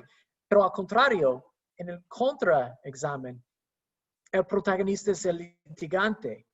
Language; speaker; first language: Spanish; non-native, fluent; English